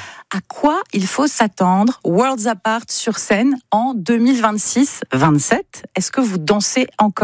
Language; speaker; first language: French; native; French